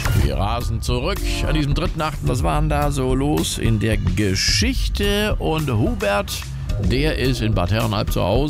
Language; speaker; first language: German; native; German